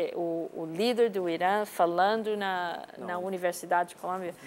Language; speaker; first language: Portuguese; non-native, fluent; English